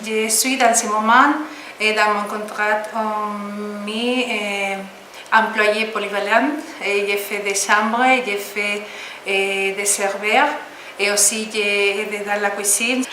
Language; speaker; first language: French; non-native, learner; Spanish